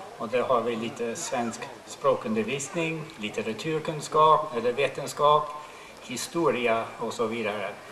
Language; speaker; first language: Swedish; non-native, fluent; English